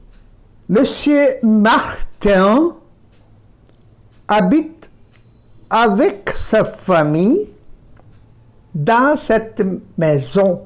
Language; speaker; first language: French; non-native, fluent; Bangla